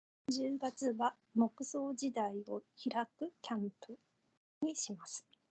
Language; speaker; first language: Japanese; non-native, fluent; Korean